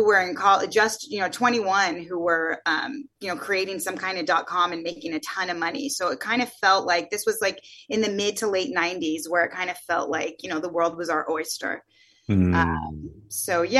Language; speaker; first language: English; native; English